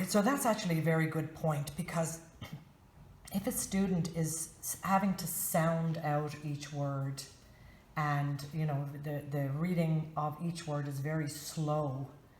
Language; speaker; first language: English; native; English